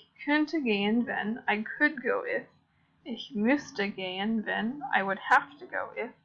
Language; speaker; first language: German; non-native, fluent; English